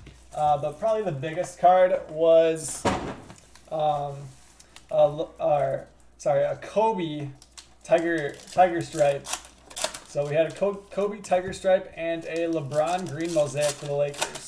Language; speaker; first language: English; native; English